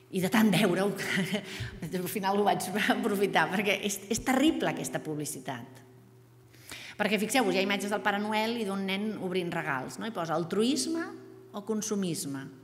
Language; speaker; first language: Catalan; native; Catalan